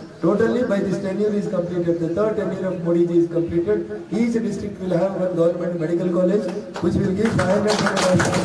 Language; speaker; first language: English; non-native, local second language; Telugu